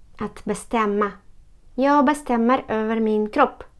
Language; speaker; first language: Swedish; non-native, learner; Ukrainian